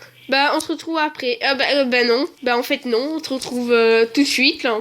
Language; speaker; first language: French; native; French